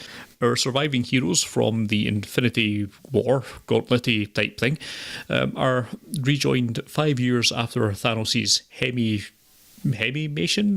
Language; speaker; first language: English; native; English